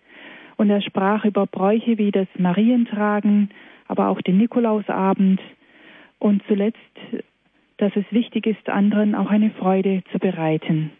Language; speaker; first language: German; native; German